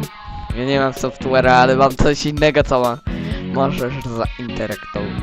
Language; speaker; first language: Polish; early bilingual, heritage; Polish